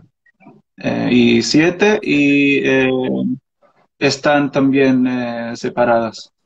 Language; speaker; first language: Spanish; non-native, learner; Arabic